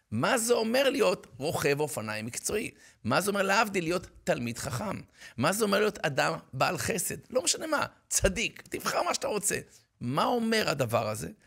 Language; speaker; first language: Hebrew; native; Hebrew